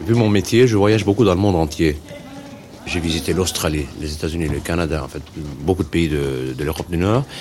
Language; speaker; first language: French; non-native, fluent; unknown